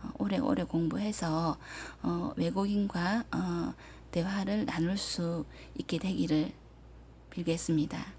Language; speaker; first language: Korean; native; Korean